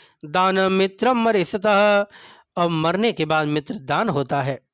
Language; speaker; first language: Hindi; native; Hindi